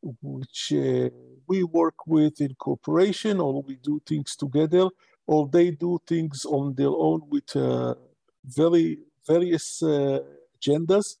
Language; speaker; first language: English; non-native, local second language; Hebrew